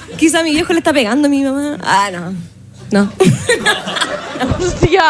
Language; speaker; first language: Spanish; native; Spanish